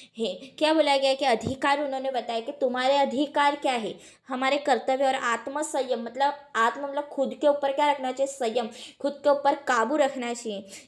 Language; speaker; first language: Hindi; non-native, local second language; Gujarati